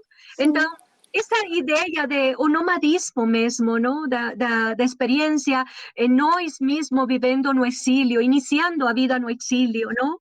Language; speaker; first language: Portuguese; non-native, learner; Spanish